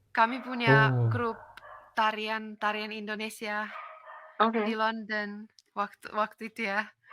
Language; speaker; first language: Indonesian; non-native, fluent; Finnish